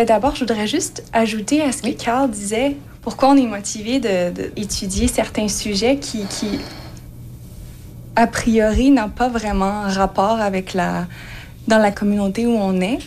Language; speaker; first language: French; native; French